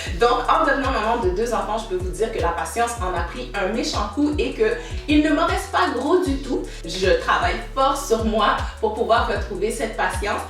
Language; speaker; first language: French; native; French